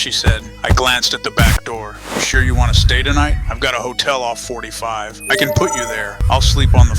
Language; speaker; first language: English; native; English